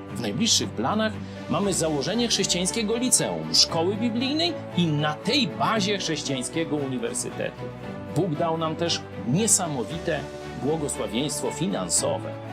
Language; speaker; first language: Polish; native; Polish